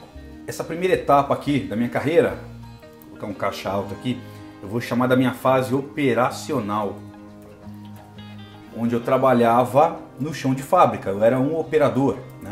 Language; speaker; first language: Portuguese; native; Portuguese